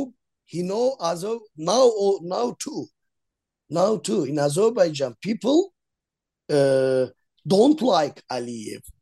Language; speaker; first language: English; non-native, learner; Azerbaijani